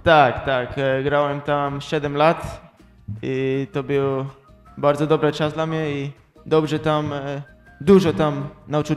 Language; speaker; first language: Polish; non-native, learner; English